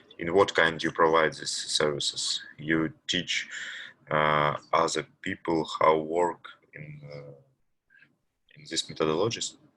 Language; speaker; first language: English; non-native, learner; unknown